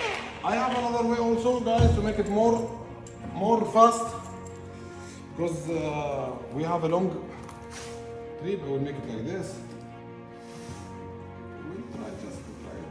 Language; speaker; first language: English; non-native, learner; Arabic